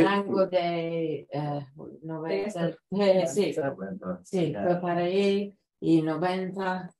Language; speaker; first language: Spanish; non-native, learner; English